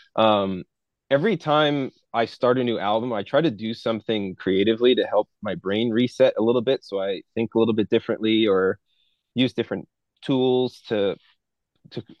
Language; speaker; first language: English; native; English